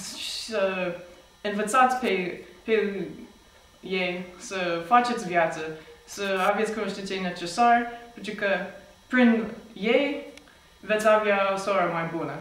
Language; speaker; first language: Romanian; non-native, fluent; English